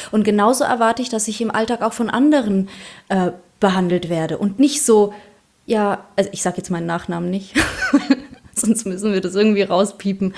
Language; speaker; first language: German; early bilingual, other home language; Russian